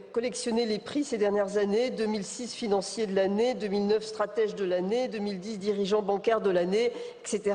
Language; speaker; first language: French; native; French